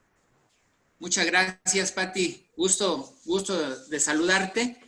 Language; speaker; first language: Spanish; native; Spanish